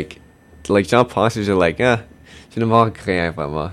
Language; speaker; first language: French; non-native, local second language; English